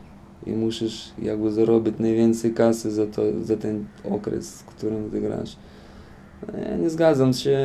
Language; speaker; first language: Polish; non-native, fluent; Lithuanian